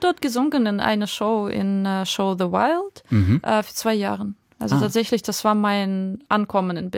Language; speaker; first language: German; non-native, fluent; Ukrainian